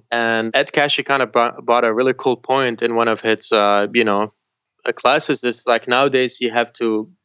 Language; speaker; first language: English; non-native, fluent; Arabic